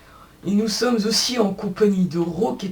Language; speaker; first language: French; native; French